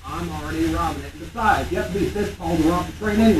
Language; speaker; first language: English; native; English